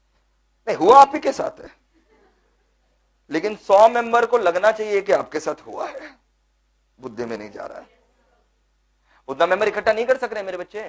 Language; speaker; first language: Hindi; non-native, local second language; Bangla